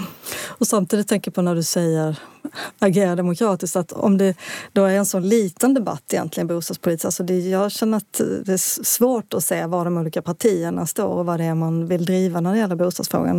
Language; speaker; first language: Swedish; native; Swedish